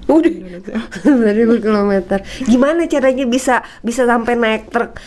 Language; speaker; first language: Indonesian; native; Indonesian